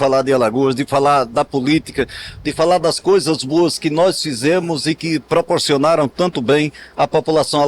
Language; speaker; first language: Portuguese; native; Portuguese